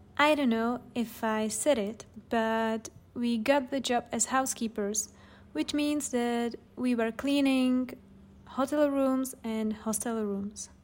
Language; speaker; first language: English; non-native, fluent; Czech